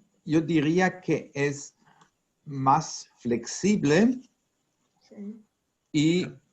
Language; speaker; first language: Spanish; non-native, fluent; Italian